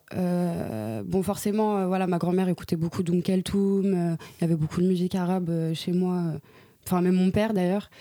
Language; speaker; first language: French; native; French